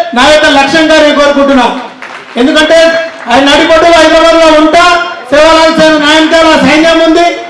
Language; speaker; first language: Telugu; non-native, local second language; Lambadi